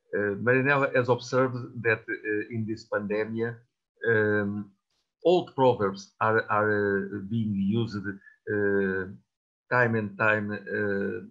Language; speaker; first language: English; non-native, fluent; Portuguese